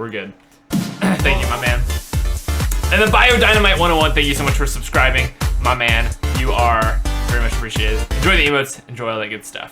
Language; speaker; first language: English; native; English